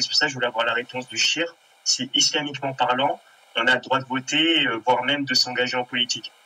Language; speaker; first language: French; native; French